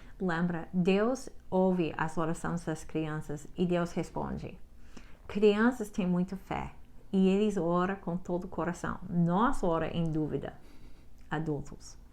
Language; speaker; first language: Portuguese; non-native, learner; English